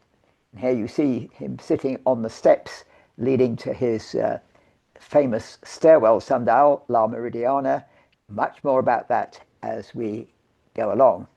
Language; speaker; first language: English; native; English